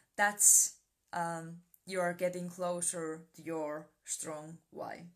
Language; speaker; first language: English; non-native, fluent; Finnish